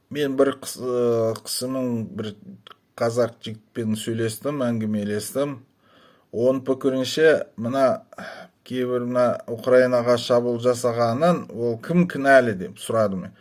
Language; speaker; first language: Kazakh; non-native, local second language; Russian